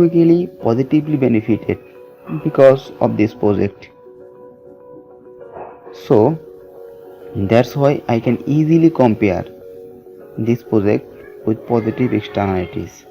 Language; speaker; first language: English; non-native, learner; Bangla